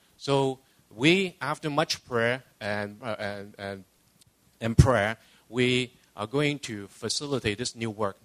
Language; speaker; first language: English; non-native, local second language; Cantonese